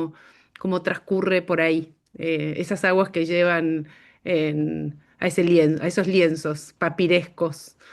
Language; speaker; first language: Spanish; native; Spanish